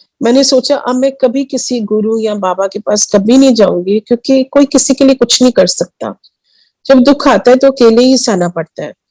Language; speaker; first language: Hindi; early bilingual, heritage; Hindi